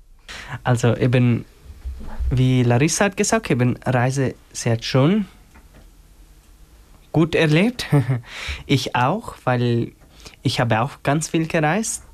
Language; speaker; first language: German; non-native, learner; Albanian